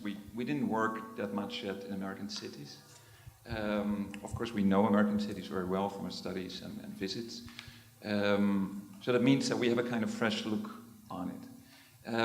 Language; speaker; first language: English; non-native, fluent; Dutch